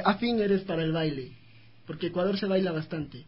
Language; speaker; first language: Spanish; native; Spanish